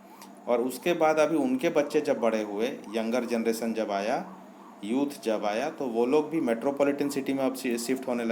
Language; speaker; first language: Hindi; native; Hindi